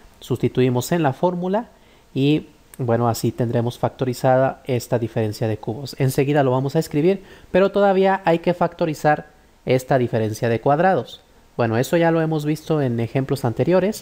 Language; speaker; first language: Spanish; native; Spanish